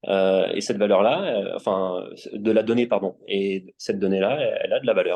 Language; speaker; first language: French; native; French